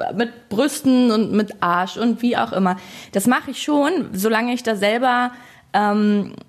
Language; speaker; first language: German; native; German